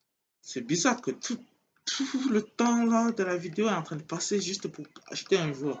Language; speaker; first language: French; native; French